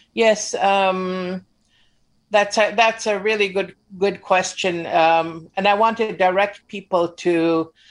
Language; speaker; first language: English; native; English